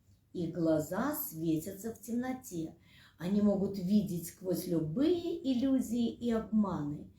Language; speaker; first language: Russian; native; Russian